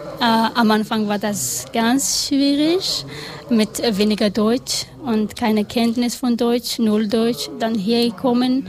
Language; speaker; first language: German; non-native, learner; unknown